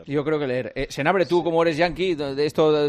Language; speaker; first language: Spanish; native; Spanish